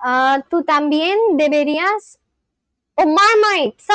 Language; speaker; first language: Spanish; non-native, learner; English